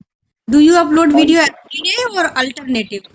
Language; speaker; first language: English; non-native, learner; Hindi